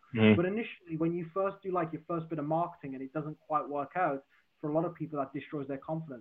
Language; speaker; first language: English; native; English